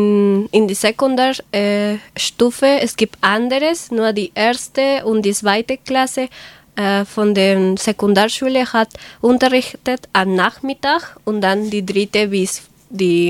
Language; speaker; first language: German; non-native, learner; Spanish